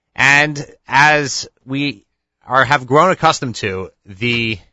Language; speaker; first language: English; native; English